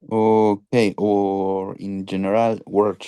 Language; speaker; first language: English; non-native, learner; Spanish